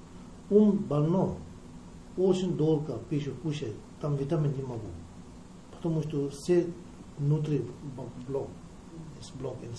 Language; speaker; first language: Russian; non-native, learner; Tibetan